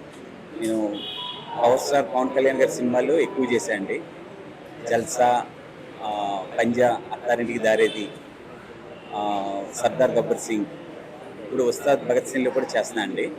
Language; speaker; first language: Telugu; native; Telugu